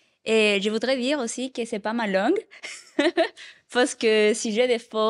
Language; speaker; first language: French; non-native, learner; Spanish